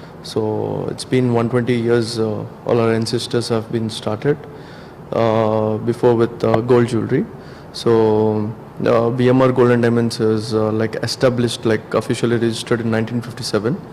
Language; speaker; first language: English; non-native, local second language; Telugu